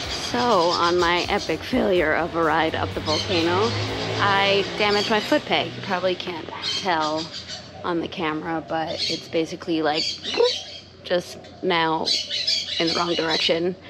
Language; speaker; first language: English; native; English